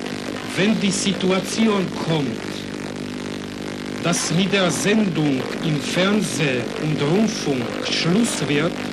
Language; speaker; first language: German; non-native, fluent; Czech